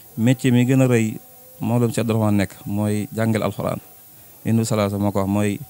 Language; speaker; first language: Wolof; native; Wolof